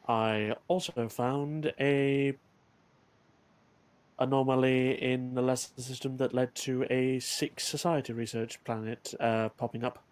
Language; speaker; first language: English; native; English